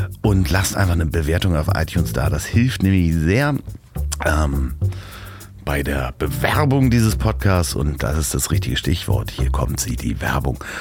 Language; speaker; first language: German; native; German